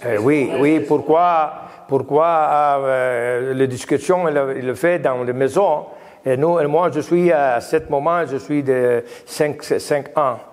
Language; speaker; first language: French; non-native, learner; Greek